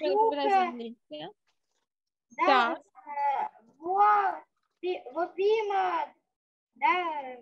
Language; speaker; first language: German; non-native, learner; Ukrainian